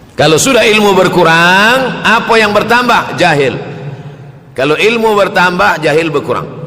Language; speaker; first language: Malay; native; Malay